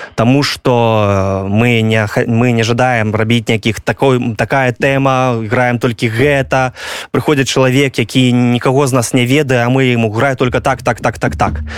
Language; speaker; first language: Belarusian; non-native, local second language; Russian